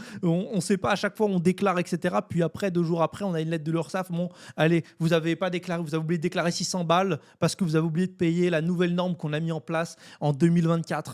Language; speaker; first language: French; native; French